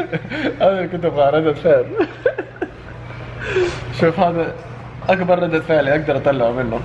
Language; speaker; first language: Arabic; native; Arabic